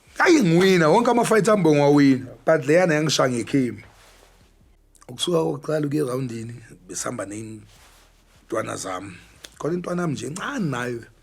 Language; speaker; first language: Zulu; native; Zulu